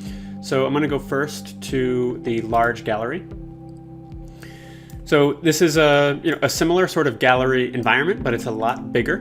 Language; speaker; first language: English; native; English